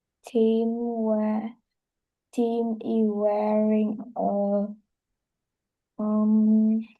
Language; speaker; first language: English; non-native, learner; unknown